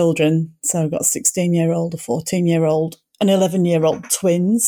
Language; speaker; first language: English; native; English